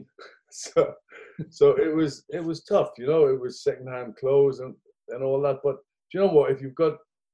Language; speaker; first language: English; native; English